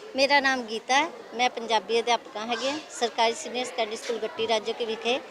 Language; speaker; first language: Punjabi; native; Punjabi